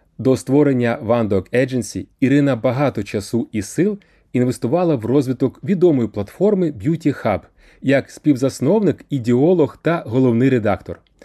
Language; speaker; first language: Ukrainian; native; Ukrainian